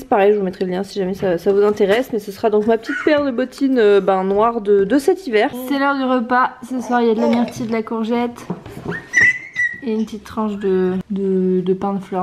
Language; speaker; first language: French; native; French